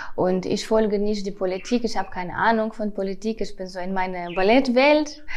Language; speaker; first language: German; non-native, fluent; Russian